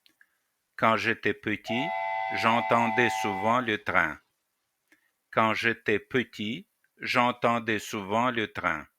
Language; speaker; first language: French; non-native, fluent; Russian